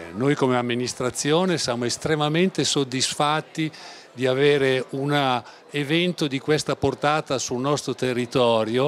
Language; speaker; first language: Italian; native; Italian